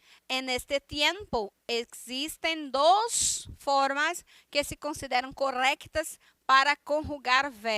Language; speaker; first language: Spanish; non-native, fluent; Portuguese